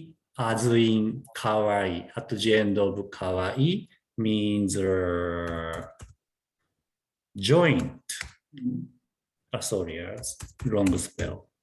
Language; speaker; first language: English; non-native, learner; Japanese